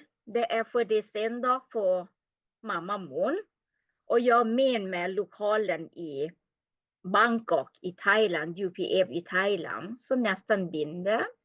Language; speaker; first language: Swedish; non-native, learner; Thai